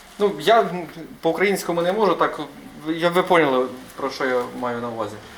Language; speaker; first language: Ukrainian; non-native, local second language; Russian